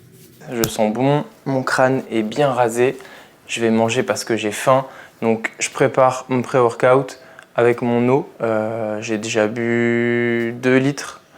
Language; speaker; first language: French; native; French